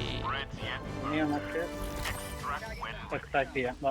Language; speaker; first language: Malayalam; native; Malayalam